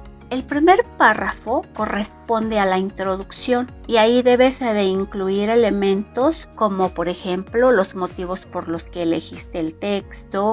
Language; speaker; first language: Spanish; native; Spanish